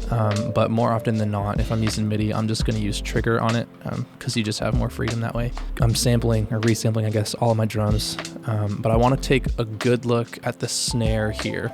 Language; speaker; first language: English; native; English